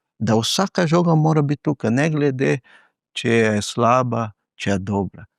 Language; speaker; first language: Slovenian; non-native, fluent; Portuguese